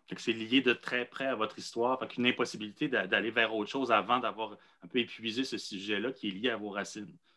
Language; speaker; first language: French; native; French